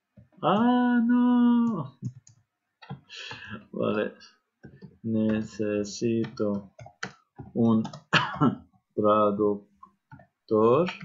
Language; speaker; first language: Spanish; non-native, fluent; Arabic